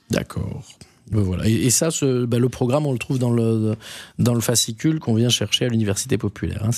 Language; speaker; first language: French; native; French